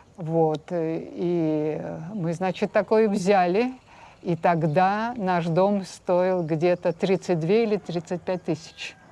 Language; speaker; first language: Russian; native; Russian